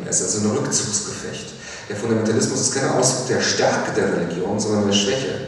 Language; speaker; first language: German; native; German